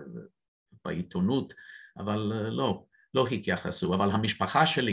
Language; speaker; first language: Hebrew; non-native, fluent; English